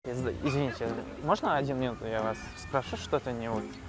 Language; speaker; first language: Russian; non-native, local second language; Kazakh